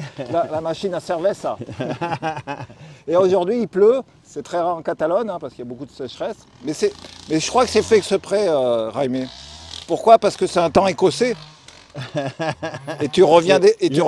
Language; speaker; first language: French; native; French